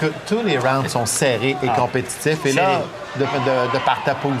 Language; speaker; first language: French; native; French